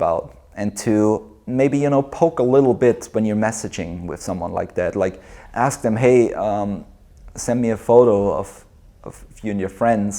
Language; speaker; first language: English; non-native, fluent; German